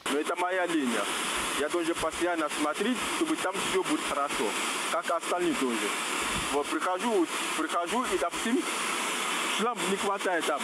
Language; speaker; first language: Russian; non-native, learner; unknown